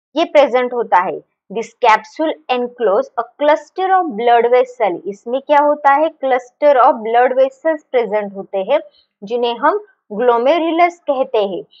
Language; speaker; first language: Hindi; non-native, local second language; Marathi